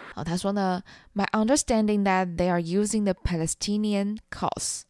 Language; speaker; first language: English; non-native, fluent; Chinese